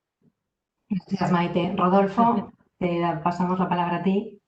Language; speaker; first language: Spanish; native; Spanish